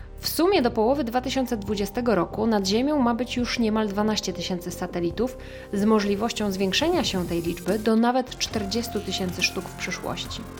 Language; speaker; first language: Polish; native; Polish